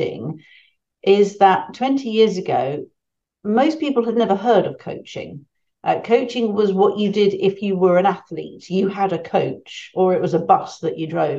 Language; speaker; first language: English; native; English